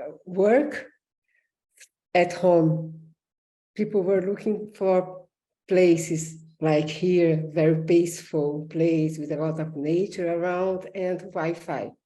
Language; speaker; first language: English; non-native, learner; Portuguese